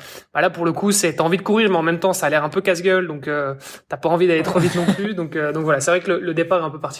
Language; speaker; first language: French; native; French